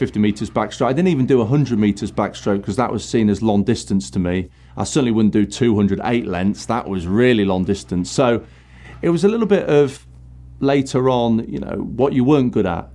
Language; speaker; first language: English; native; English